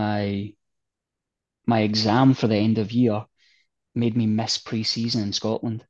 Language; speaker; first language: English; native; English